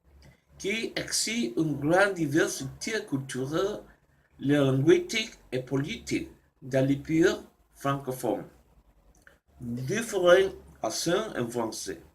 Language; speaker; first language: French; non-native, learner; Spanish